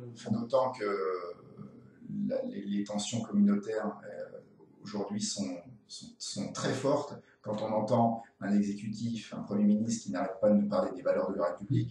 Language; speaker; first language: French; native; French